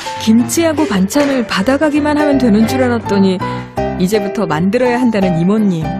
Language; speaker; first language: Korean; native; Korean